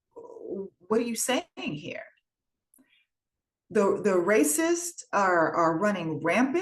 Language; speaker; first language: English; native; English